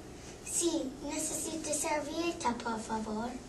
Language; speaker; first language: Spanish; non-native, learner; English